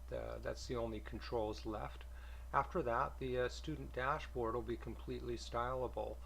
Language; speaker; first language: English; native; English